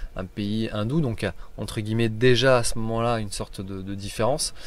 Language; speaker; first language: French; native; French